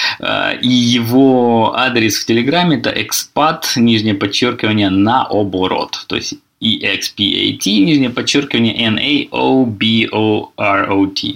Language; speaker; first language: Russian; native; Russian